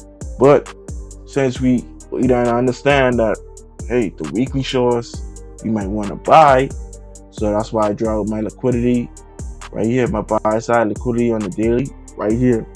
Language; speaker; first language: English; native; English